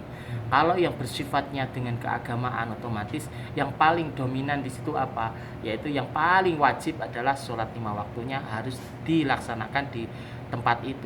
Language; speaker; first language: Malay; non-native, local second language; Javanese